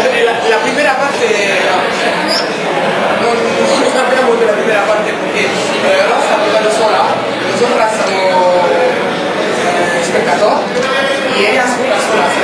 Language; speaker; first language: Spanish; non-native, learner; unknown